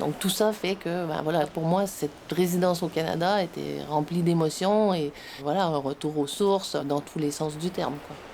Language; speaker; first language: French; native; French